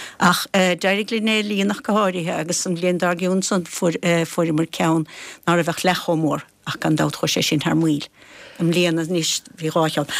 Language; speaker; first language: Irish; native; Irish